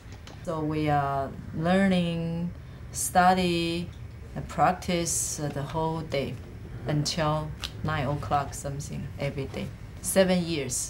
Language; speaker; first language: English; non-native, learner; Chinese